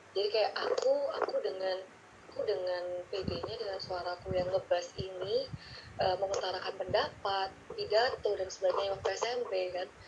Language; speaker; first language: Indonesian; native; Indonesian